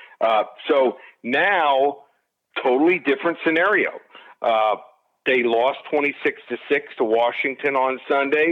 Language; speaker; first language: English; native; English